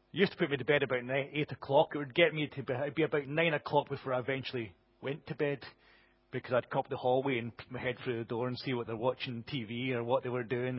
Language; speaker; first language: English; native; English